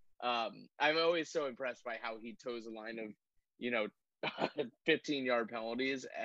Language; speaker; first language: English; native; English